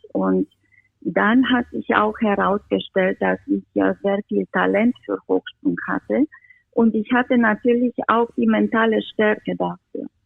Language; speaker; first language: German; non-native, fluent; Romanian